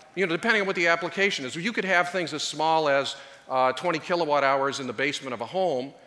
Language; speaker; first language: English; native; English